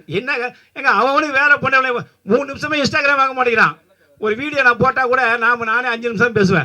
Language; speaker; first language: Tamil; native; Tamil